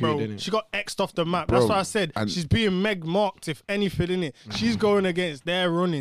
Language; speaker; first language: English; native; English